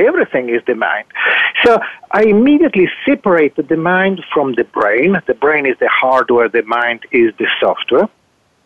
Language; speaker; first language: English; non-native, fluent; Italian